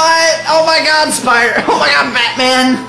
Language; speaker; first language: English; native; English